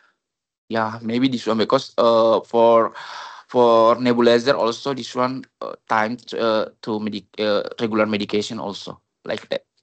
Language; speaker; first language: English; non-native, learner; Indonesian